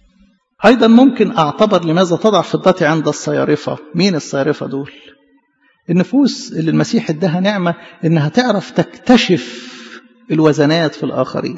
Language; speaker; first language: Arabic; native; Arabic